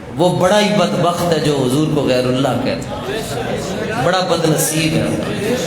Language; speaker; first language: Urdu; non-native, local second language; Punjabi